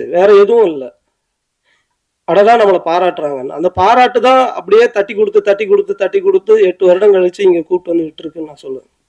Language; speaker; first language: Tamil; native; Tamil